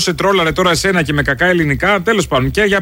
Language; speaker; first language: Greek; native; Greek